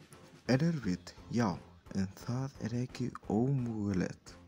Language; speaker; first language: Icelandic; non-native, learner; Spanish